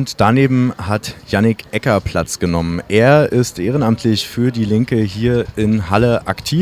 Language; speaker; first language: German; native; German